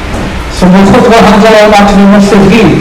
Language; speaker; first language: Swedish; non-native, fluent; Somali